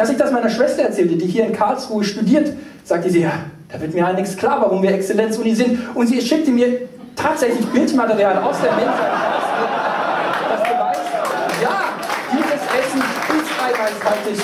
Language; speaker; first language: German; native; German